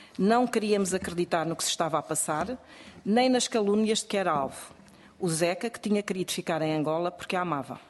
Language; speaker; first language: Portuguese; native; Portuguese